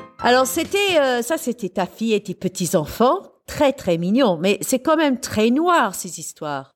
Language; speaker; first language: French; non-native, fluent; English